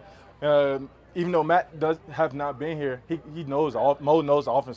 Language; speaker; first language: English; native; English